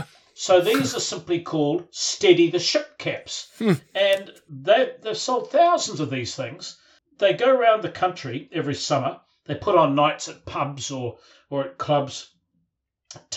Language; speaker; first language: English; native; English